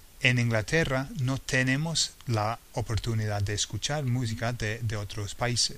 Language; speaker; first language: Spanish; non-native, fluent; English